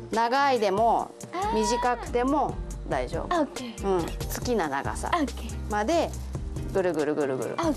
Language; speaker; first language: Japanese; native; Japanese